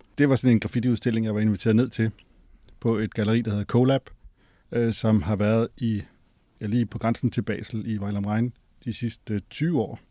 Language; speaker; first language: Danish; native; Danish